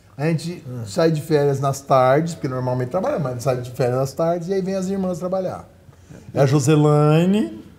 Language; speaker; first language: Portuguese; native; Portuguese